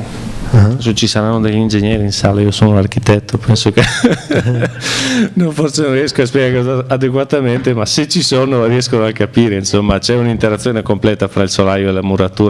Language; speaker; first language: Italian; native; Italian